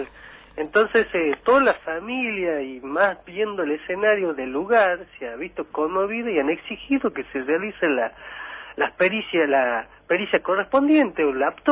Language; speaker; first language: Spanish; native; Spanish